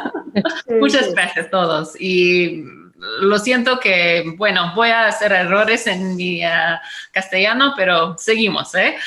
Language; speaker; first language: Spanish; non-native, fluent; English